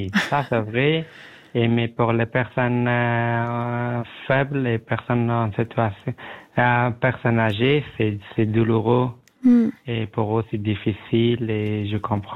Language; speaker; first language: French; non-native, learner; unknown